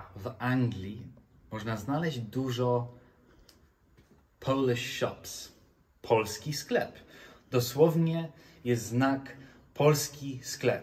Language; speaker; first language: Polish; early bilingual, heritage; Polish